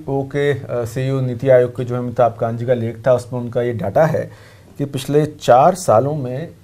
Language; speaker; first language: Hindi; native; Hindi